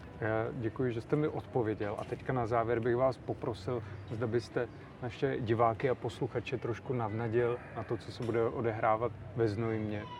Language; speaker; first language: Czech; native; Czech